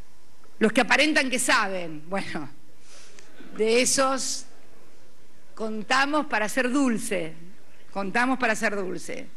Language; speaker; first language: Spanish; native; Spanish